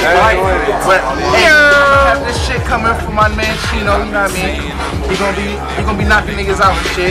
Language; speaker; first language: English; native; English